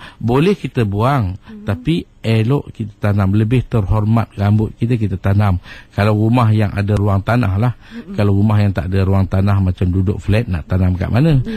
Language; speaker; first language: Malay; native; Malay